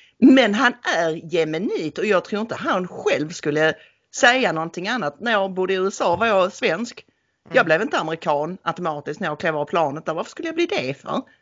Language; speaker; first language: Swedish; native; Swedish